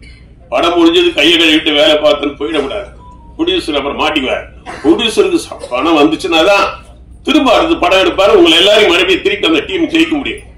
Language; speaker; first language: Tamil; native; Tamil